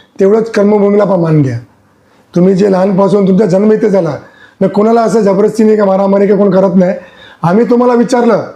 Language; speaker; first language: Marathi; non-native, local second language; Gujarati